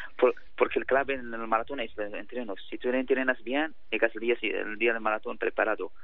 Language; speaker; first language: Spanish; non-native, fluent; Arabic